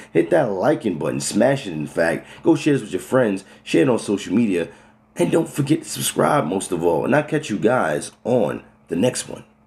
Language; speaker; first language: English; native; English